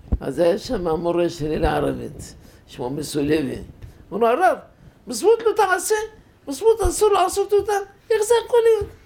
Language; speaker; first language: Hebrew; non-native, fluent; Arabic